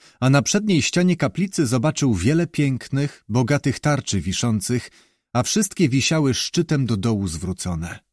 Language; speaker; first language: Polish; native; Polish